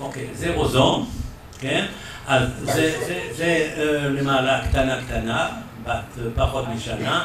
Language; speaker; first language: Hebrew; non-native, fluent; French